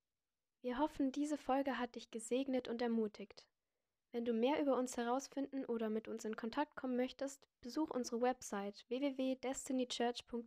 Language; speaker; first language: German; native; German